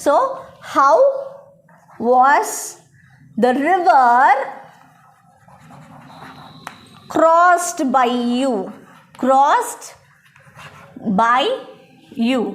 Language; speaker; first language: English; non-native, local second language; Tamil